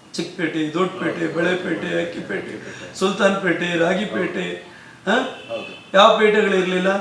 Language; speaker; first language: Kannada; native; Kannada